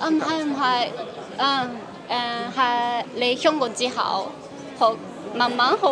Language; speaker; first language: Cantonese; non-native, learner; Japanese